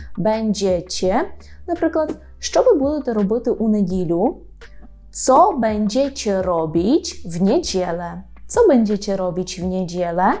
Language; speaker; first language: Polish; non-native, fluent; Ukrainian